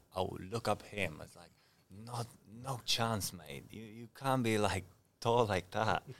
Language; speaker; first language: English; non-native, fluent; Czech